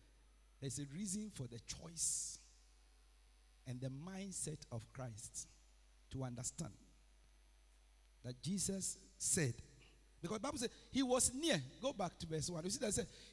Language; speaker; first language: English; non-native, local second language; Akan